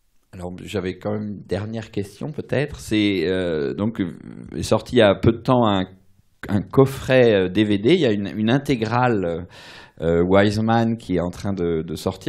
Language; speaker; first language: French; native; French